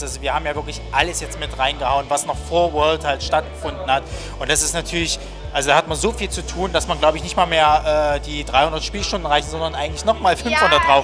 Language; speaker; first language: German; native; German